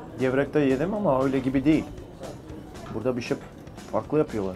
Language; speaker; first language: Turkish; non-native, learner; Macedonian